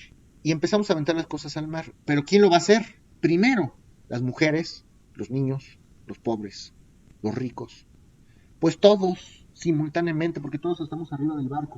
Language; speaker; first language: Spanish; native; Spanish